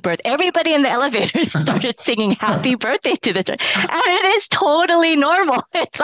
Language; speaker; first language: English; early bilingual, other home language; Cantonese